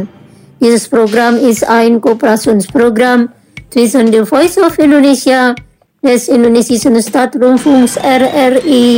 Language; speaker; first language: German; non-native, learner; Indonesian